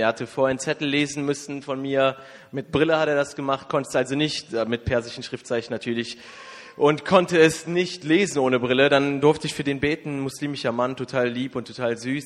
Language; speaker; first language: German; native; German